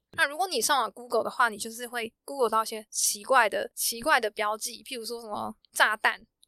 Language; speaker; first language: Chinese; native; Chinese